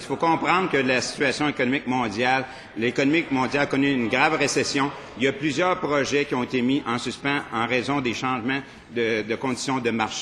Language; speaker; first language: French; native; French